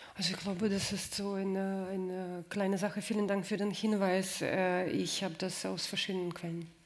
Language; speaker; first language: German; non-native, fluent; Russian